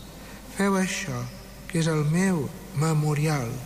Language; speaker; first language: Catalan; native; Catalan